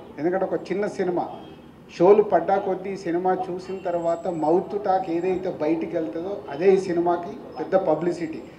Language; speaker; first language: Telugu; native; Telugu